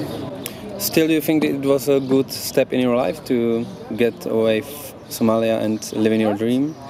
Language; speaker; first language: English; non-native, fluent; Czech